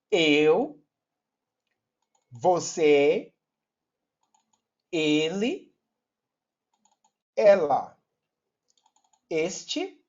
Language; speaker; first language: Portuguese; non-native, learner; Yoruba